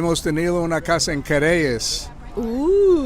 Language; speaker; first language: Spanish; non-native, fluent; English